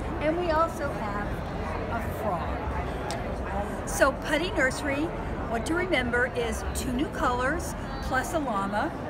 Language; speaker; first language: English; native; English